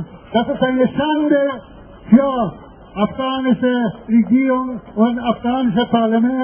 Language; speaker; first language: German; non-native, fluent; Persian